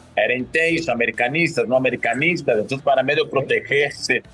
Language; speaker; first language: Spanish; early bilingual, other home language; Portuguese